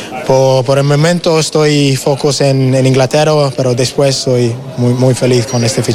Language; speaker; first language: Spanish; non-native, learner; English